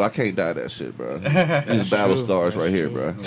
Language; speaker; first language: English; native; English